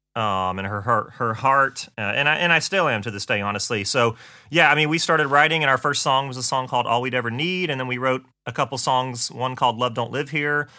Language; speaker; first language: English; native; English